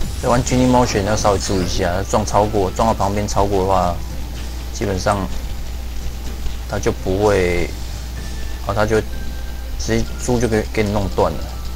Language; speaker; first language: Chinese; native; Chinese